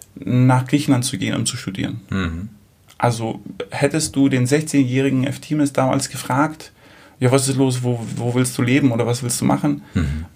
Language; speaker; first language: German; early bilingual, other home language; Greek